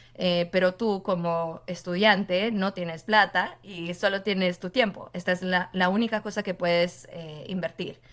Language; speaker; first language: Spanish; non-native, fluent; Portuguese